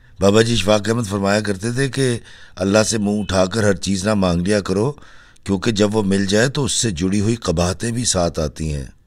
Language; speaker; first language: Urdu; non-native, local second language; Punjabi